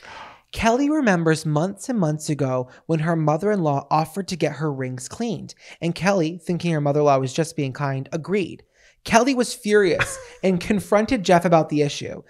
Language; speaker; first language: English; native; English